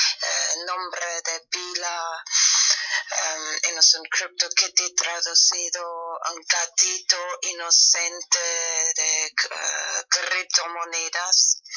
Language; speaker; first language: Spanish; non-native, fluent; German